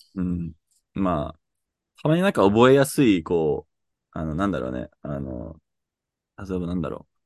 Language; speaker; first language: Japanese; non-native, fluent; English